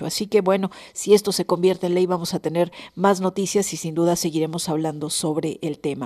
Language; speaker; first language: Spanish; native; Spanish